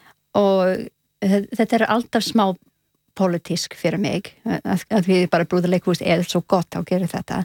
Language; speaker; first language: Icelandic; non-native, learner; English